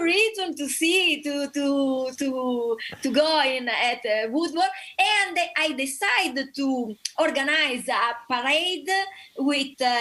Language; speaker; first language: English; non-native, learner; Italian